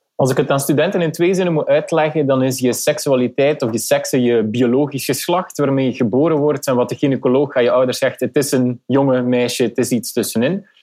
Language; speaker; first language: Dutch; native; Dutch